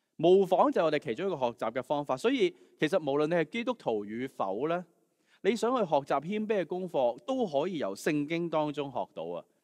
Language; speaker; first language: Cantonese; native; Cantonese